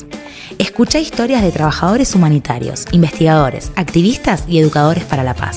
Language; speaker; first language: Spanish; native; Spanish